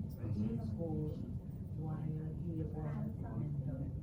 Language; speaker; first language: English; non-native, learner; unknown